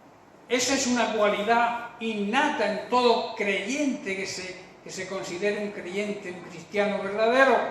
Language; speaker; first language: Spanish; native; Spanish